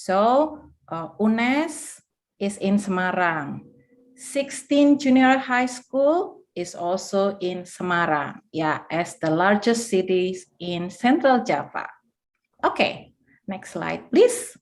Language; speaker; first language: English; non-native, fluent; Indonesian